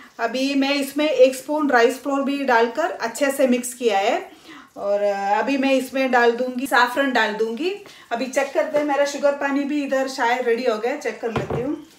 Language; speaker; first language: Hindi; non-native, local second language; Malayalam